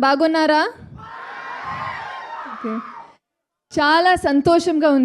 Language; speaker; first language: Telugu; non-native, learner; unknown